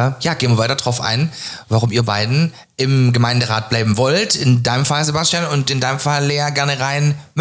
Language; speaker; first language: German; native; German